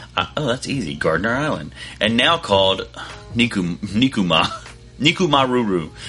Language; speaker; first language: English; native; English